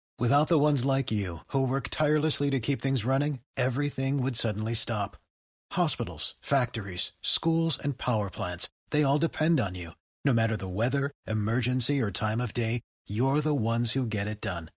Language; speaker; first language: English; native; English